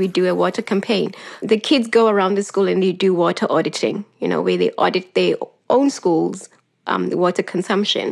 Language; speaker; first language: English; non-native, local second language; Xhosa